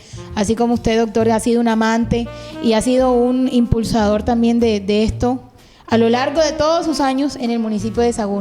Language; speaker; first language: Spanish; native; Spanish